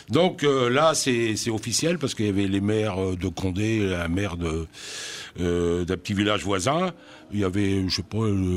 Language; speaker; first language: French; native; French